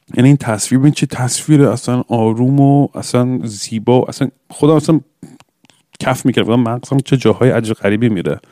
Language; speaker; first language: Persian; early bilingual, heritage; English